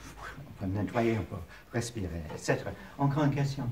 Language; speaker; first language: French; non-native, learner; English